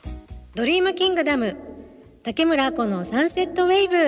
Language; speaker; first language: Japanese; native; Japanese